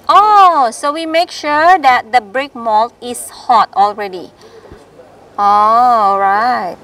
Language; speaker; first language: English; non-native, fluent; Indonesian